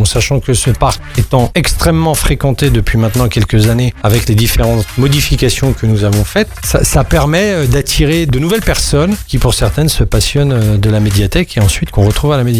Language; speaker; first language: French; native; French